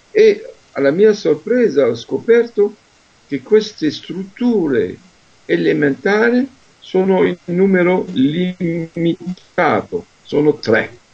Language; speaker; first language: Italian; non-native, fluent; French